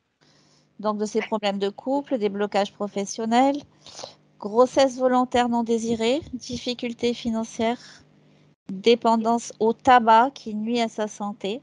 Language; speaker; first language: French; native; French